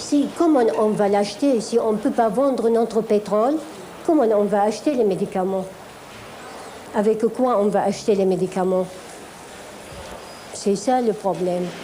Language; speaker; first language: French; non-native, fluent; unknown